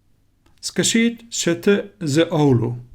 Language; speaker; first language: Ukrainian; non-native, learner; Finnish